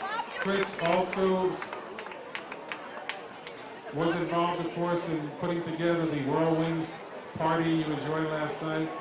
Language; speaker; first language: English; native; English